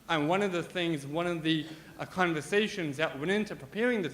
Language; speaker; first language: English; native; English